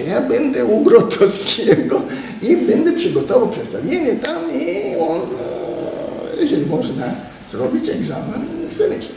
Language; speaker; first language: Polish; non-native, learner; Italian